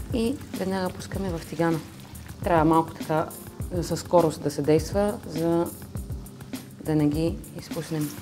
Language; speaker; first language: Bulgarian; early bilingual, other home language; Arabic